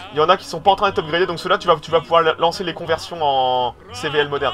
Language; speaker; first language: French; native; French